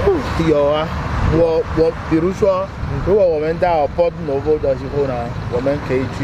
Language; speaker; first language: Chinese; non-native, fluent; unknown